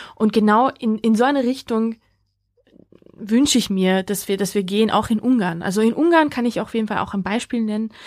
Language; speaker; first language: German; early bilingual, other home language; Georgian